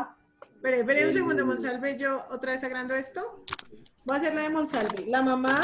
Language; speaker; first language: Spanish; native; Spanish